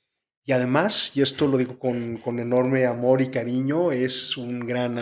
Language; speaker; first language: Spanish; native; Spanish